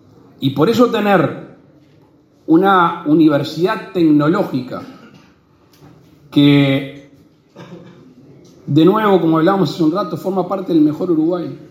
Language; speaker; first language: Spanish; native; Spanish